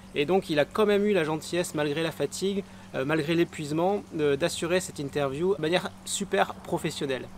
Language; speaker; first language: French; native; French